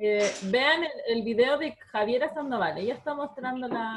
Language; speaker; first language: Spanish; native; Spanish